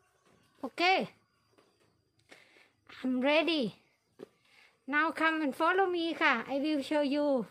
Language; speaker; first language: English; non-native, learner; Thai